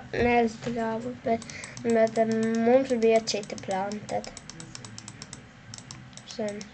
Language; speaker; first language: Latvian; non-native, local second language; Russian